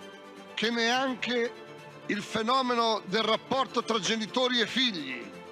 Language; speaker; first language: Italian; native; Italian